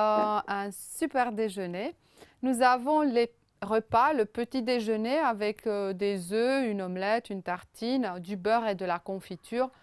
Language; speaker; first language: French; non-native, fluent; Romanian